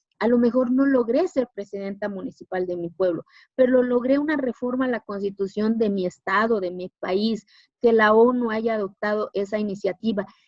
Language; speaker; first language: Spanish; non-native, local second language; Zapotec